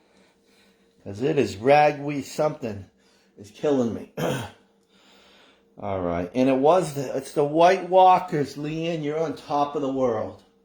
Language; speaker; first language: English; native; English